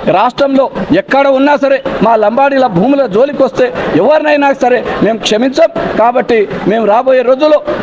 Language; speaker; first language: Telugu; non-native, local second language; Lambadi